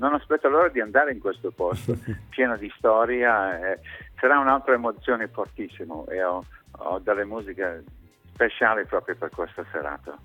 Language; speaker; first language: Italian; non-native, fluent; English